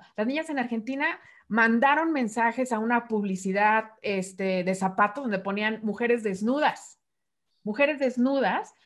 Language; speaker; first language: Spanish; native; Spanish